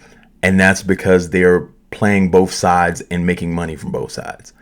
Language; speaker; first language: English; native; English